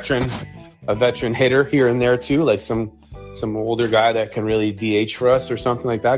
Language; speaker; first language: English; native; English